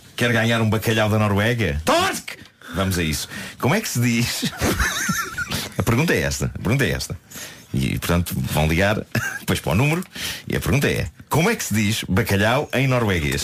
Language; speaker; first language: Portuguese; native; Portuguese